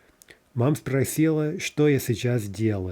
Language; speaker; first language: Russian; non-native, fluent; English